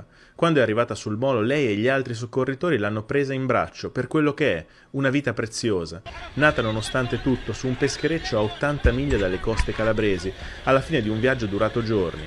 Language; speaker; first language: Italian; native; Italian